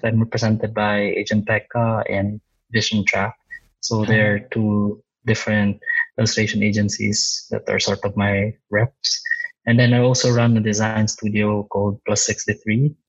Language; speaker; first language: English; non-native, local second language; Waray